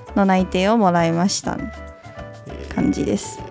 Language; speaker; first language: Japanese; non-native, fluent; Chinese